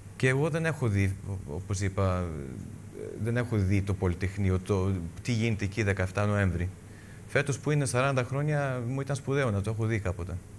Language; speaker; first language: Greek; early bilingual, heritage; Greek